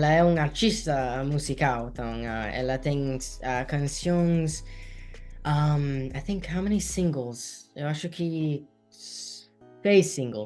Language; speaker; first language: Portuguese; early bilingual, heritage; English